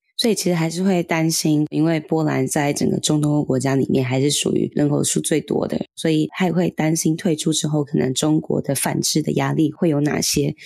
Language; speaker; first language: Chinese; native; Chinese